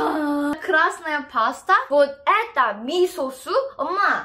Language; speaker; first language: Russian; non-native, fluent; Korean